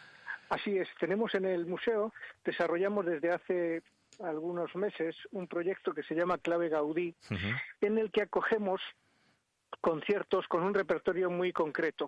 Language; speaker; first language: Spanish; native; Spanish